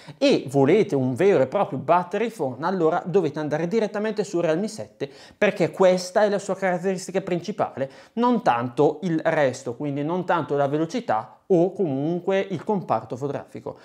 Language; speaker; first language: Italian; native; Italian